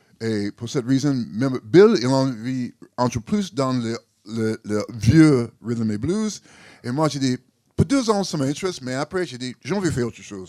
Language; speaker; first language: French; non-native, learner; English